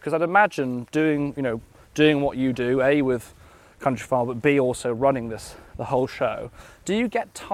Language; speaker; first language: English; native; English